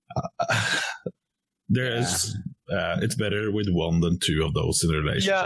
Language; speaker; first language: English; non-native, fluent; Norwegian